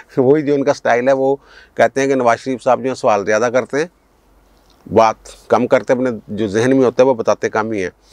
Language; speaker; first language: Urdu; non-native, local second language; Punjabi